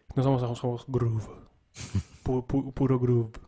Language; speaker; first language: Spanish; non-native, fluent; Italian